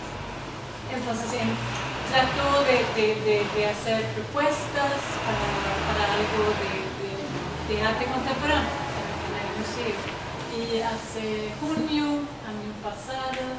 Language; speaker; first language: Spanish; non-native, learner; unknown